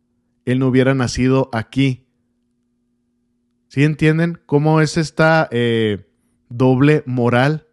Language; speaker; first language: Spanish; native; Spanish